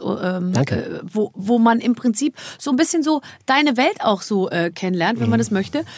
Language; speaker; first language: German; native; German